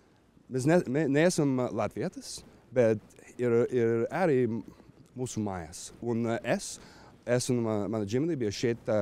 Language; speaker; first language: Latvian; non-native, learner; English